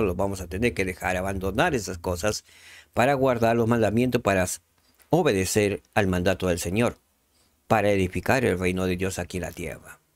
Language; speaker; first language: Spanish; native; Spanish